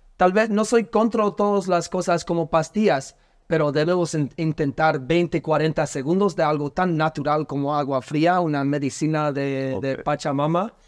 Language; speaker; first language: Spanish; non-native, learner; English